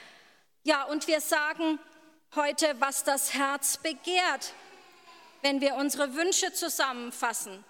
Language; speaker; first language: German; native; German